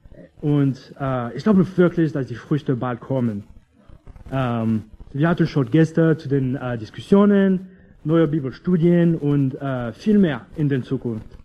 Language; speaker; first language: German; non-native, fluent; English